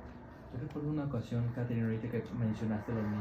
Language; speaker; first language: Spanish; native; Spanish